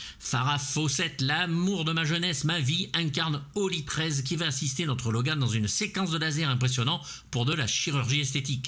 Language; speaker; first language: French; native; French